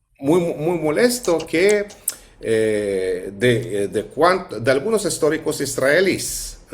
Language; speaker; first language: Spanish; non-native, fluent; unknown